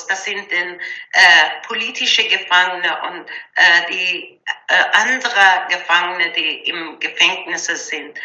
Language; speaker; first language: German; non-native, learner; Persian